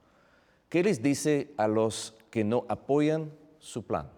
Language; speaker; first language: Spanish; non-native, fluent; English